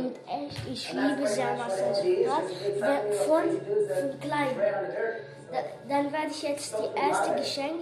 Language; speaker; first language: German; non-native, learner; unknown